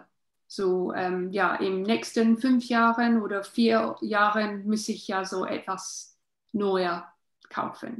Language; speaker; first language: German; non-native, learner; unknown